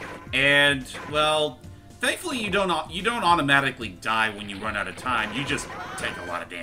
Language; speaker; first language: English; native; English